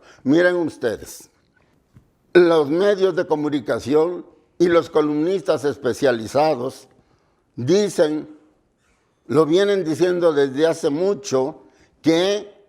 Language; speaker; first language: Spanish; native; Spanish